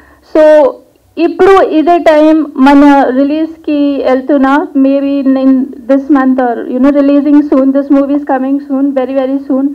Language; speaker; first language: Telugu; non-native, learner; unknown